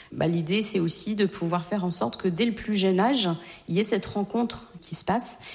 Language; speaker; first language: French; native; French